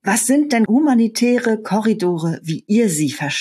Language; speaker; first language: German; native; German